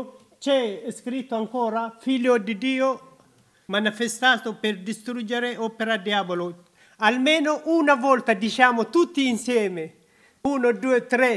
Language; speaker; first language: Italian; non-native, learner; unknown